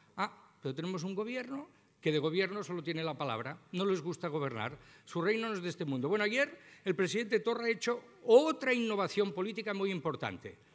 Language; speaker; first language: Spanish; non-native, local second language; Catalan